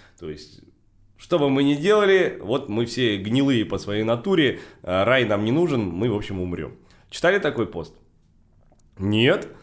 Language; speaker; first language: Russian; native; Russian